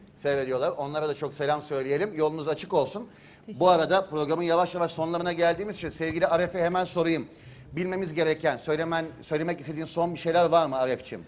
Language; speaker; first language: Turkish; native; Turkish